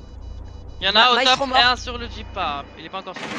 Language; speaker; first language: French; native; French